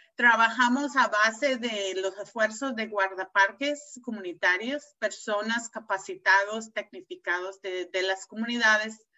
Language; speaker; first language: Spanish; non-native, fluent; English